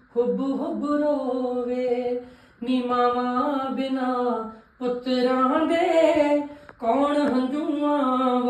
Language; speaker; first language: Punjabi; native; Punjabi